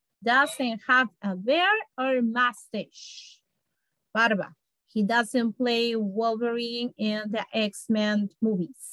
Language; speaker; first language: English; non-native, learner; Spanish